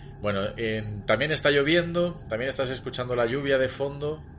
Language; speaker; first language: Spanish; native; Spanish